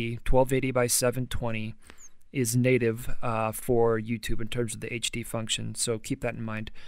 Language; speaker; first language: English; native; English